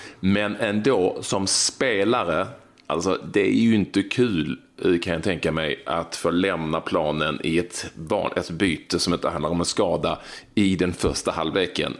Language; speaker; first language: Swedish; native; Swedish